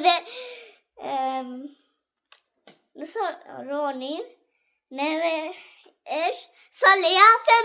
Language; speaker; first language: Albanian; early bilingual, heritage; Albanian